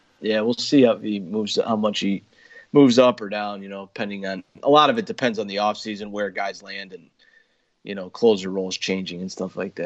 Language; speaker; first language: English; native; English